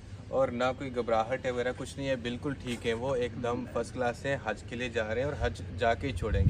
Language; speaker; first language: Hindi; native; Hindi